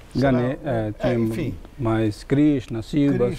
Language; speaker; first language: Portuguese; non-native, learner; Hindi